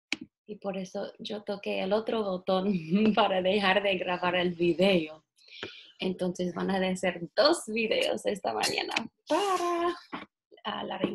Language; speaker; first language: Spanish; non-native, fluent; English